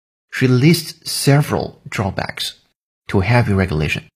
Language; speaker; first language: English; non-native, fluent; Chinese